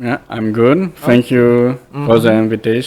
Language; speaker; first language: English; non-native, fluent; French